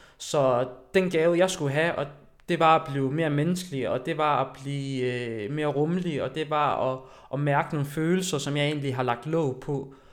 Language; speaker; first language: Danish; early bilingual, other home language; Haitian Creole